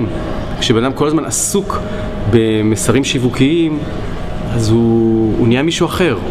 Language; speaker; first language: Hebrew; native; Hebrew